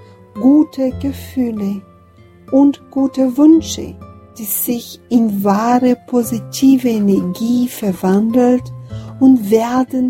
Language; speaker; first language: German; non-native, fluent; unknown